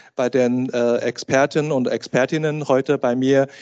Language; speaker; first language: German; native; German